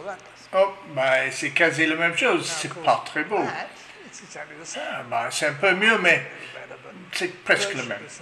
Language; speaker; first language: French; non-native, learner; English